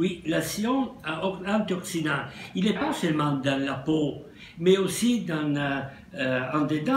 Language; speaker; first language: French; non-native, fluent; Italian